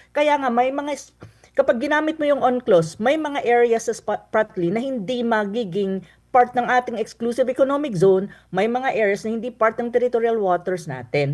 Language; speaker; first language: Filipino; non-native, local second language; Cebuano